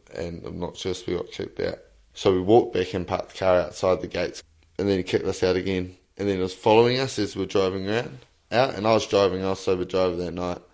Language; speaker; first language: English; native; English